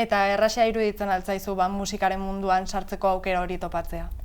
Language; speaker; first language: Basque; native; Basque